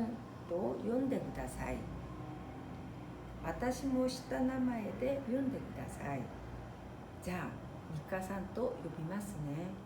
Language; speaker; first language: Japanese; non-native, fluent; Korean